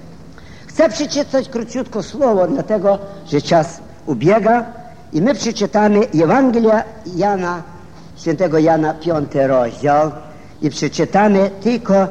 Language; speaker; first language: Polish; non-native, fluent; Ukrainian